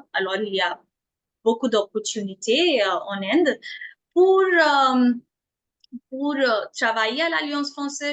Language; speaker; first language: French; non-native, fluent; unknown